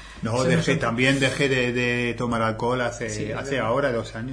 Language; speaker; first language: Spanish; non-native, fluent; English